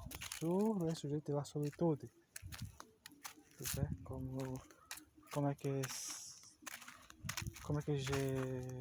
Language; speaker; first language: French; non-native, learner; Portuguese